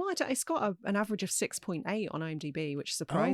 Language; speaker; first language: English; native; English